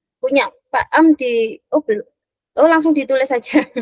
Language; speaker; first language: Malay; non-native, local second language; Javanese